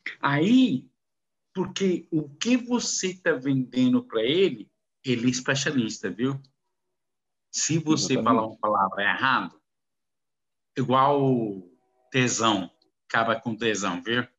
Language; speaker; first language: Portuguese; non-native, learner; Arabic